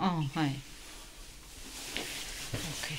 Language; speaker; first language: Japanese; non-native, fluent; Chinese